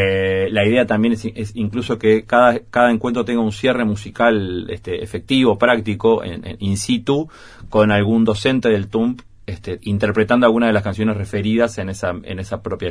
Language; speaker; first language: Spanish; native; Spanish